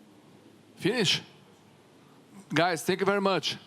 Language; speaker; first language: English; non-native, learner; Portuguese